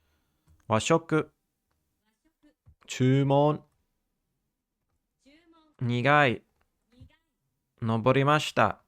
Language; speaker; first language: Japanese; non-native, learner; English